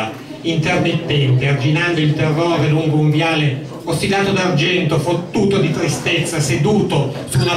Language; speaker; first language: Italian; native; Italian